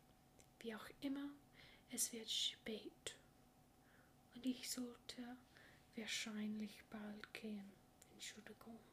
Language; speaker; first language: German; non-native, learner; English